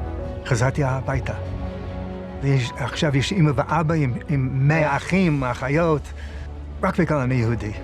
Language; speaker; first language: Hebrew; non-native, learner; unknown